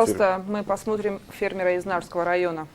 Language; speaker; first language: Russian; non-native, local second language; Ossetic